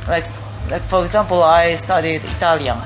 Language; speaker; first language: English; non-native, fluent; Japanese